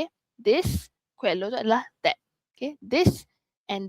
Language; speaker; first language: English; non-native, local second language; Malay